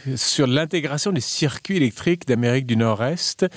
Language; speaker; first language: French; native; French